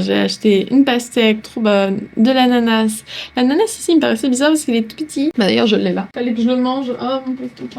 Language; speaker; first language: French; native; French